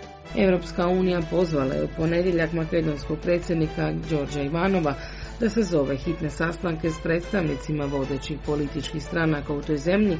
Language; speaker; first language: Croatian; native; Croatian